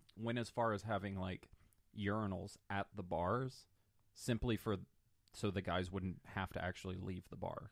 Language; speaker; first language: English; native; English